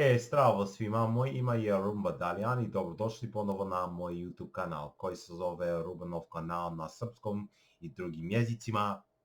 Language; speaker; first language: Bosnian; non-native, learner; English